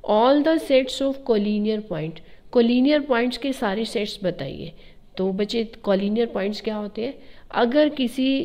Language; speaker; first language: Hindi; native; Hindi